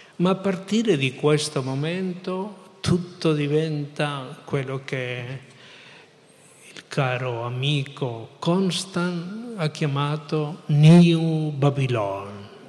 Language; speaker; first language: Italian; non-native, fluent; Spanish